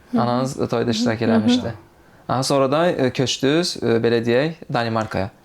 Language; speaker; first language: Azerbaijani; native; Azerbaijani